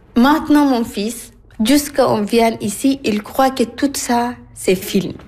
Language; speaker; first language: French; non-native, learner; Arabic